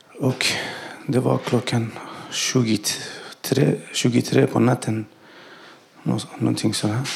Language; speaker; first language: Swedish; non-native, learner; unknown